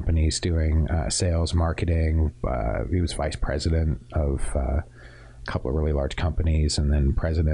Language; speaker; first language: English; native; English